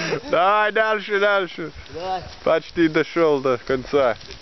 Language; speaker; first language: Russian; non-native, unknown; English